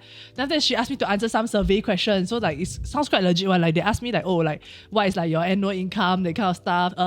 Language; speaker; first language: English; native; English